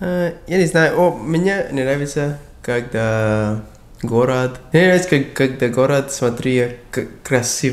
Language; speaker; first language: Russian; non-native, learner; English